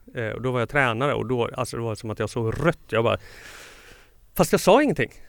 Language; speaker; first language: Swedish; native; Swedish